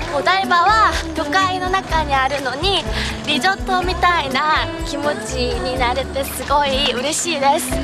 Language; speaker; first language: Japanese; non-native, fluent; Korean